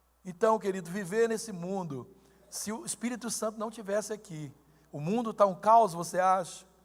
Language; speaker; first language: Portuguese; native; Portuguese